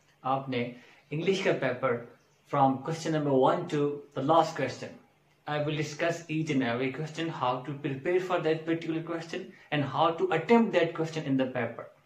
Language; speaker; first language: English; non-native, local second language; Urdu